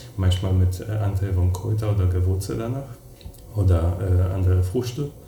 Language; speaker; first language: German; non-native, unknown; Polish